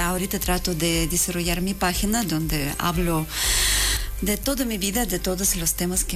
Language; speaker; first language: Spanish; non-native, fluent; Russian